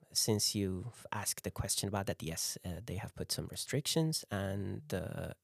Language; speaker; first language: English; non-native, fluent; Persian